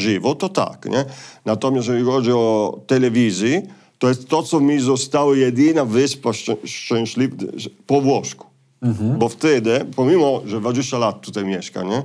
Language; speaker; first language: Polish; non-native, fluent; Italian